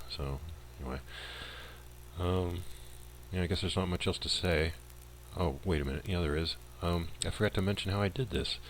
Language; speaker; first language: English; native; English